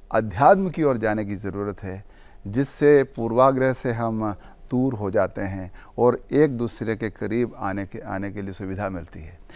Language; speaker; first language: Hindi; non-native, local second language; Malayalam